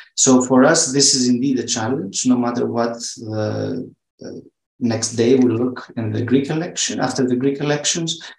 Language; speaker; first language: English; non-native, fluent; Greek